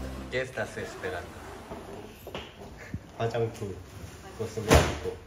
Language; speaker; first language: Spanish; non-native, learner; Korean